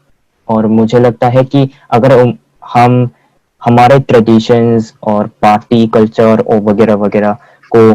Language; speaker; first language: Hindi; non-native, fluent; Korean